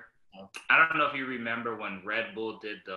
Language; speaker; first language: English; native; English